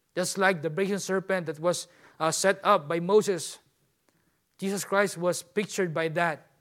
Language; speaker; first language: English; non-native, local second language; Filipino